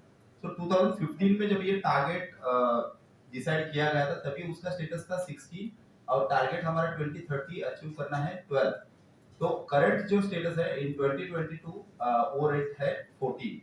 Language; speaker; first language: Hindi; non-native, local second language; Marathi